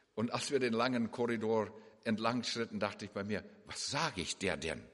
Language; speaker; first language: German; early bilingual, heritage; English